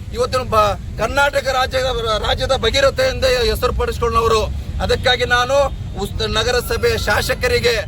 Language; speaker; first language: Kannada; non-native, local second language; Lambadi